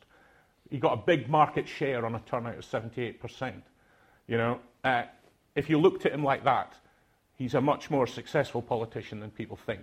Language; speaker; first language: English; non-native, local second language; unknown